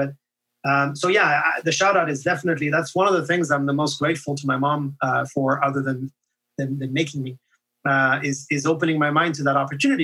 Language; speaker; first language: English; non-native, fluent; French